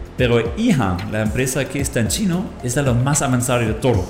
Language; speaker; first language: Spanish; non-native, fluent; German